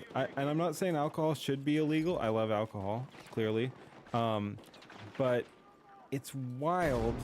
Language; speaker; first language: English; native; English